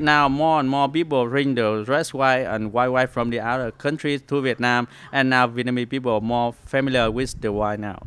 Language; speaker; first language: English; non-native, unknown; Vietnamese